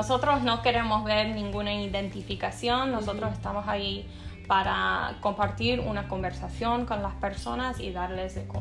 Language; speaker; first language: Spanish; non-native, fluent; English